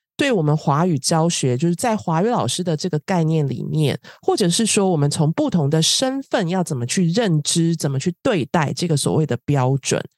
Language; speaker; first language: Chinese; native; Chinese